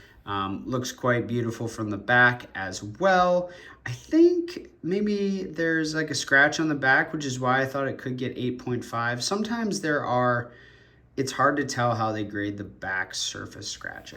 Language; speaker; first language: English; native; English